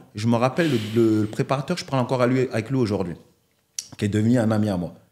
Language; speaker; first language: French; native; French